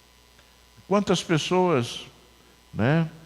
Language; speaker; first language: Portuguese; native; Portuguese